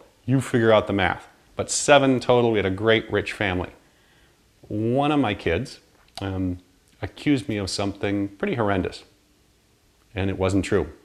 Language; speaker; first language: English; native; English